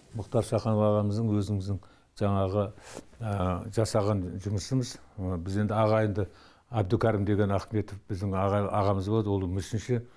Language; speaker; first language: Kazakh; native; Kazakh